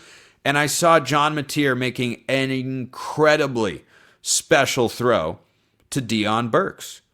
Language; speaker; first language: English; native; English